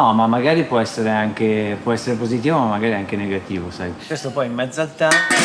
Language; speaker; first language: Italian; native; Italian